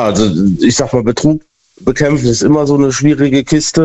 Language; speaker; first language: German; native; German